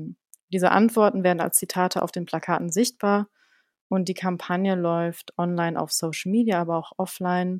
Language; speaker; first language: German; native; German